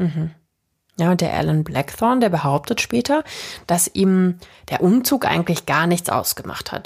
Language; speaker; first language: German; native; German